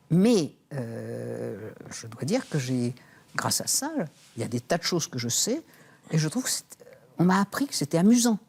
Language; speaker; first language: French; native; French